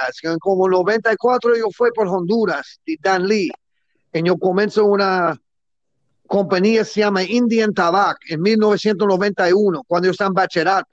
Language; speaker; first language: Spanish; non-native, learner; English